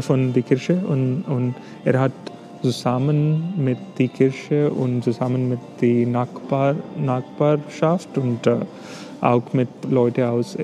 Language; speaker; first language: German; non-native, fluent; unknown